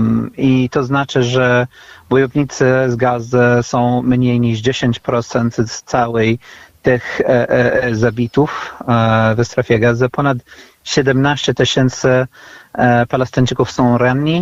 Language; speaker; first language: Polish; non-native, fluent; Arabic